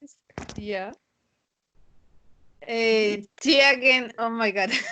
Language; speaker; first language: English; non-native, learner; Spanish